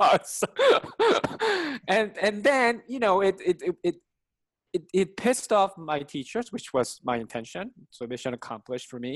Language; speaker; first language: English; non-native, fluent; Korean